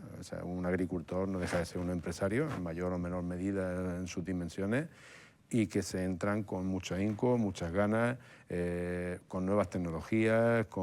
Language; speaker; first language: Spanish; native; Spanish